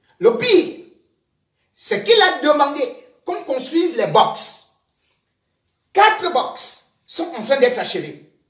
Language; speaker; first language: French; native; French